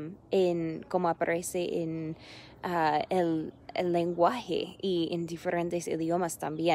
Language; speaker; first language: Spanish; non-native, fluent; English